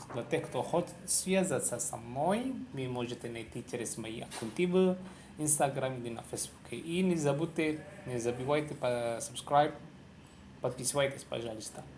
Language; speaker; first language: Russian; non-native, learner; Javanese